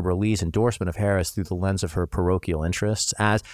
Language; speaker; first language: English; native; English